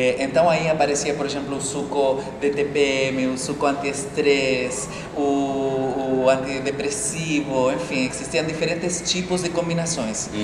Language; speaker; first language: Portuguese; non-native, fluent; Spanish